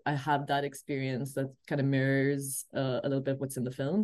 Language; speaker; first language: English; non-native, local second language; Urdu